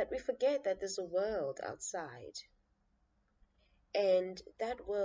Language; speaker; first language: English; non-native, local second language; Xhosa